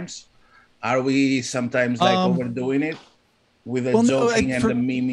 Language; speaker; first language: English; non-native, fluent; Greek